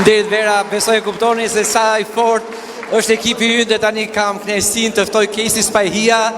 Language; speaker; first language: Albanian; native; Albanian